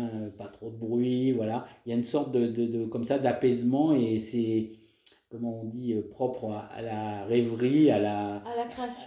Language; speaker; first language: French; native; French